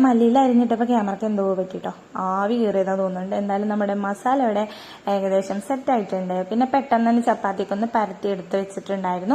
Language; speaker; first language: Malayalam; native; Malayalam